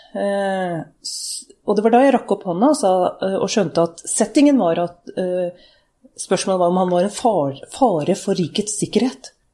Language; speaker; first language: Norwegian; early bilingual, other home language; Urdu